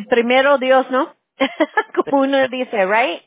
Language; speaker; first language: Spanish; early bilingual, heritage; Spanish